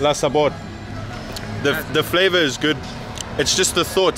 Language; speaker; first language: English; native; English